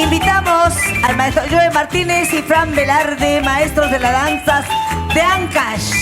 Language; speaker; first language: Spanish; native; Spanish